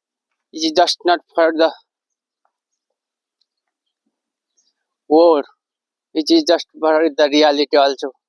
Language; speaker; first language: English; non-native, learner; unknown